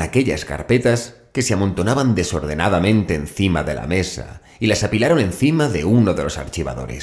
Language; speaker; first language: Spanish; native; Spanish